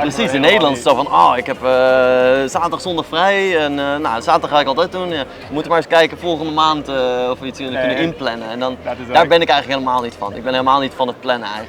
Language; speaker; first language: Dutch; native; Dutch